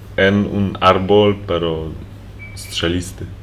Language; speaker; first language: Spanish; non-native, learner; Polish